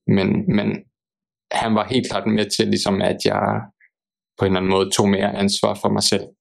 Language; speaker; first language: Danish; early bilingual, other home language; Bosnian